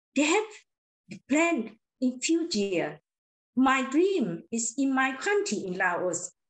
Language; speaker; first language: English; non-native, learner; Lao